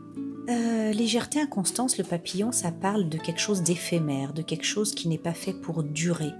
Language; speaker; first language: French; native; French